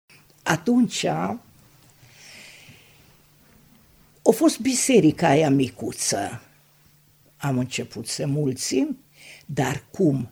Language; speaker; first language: Romanian; non-native, local second language; Hungarian